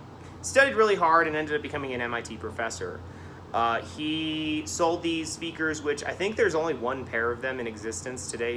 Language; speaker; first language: English; native; English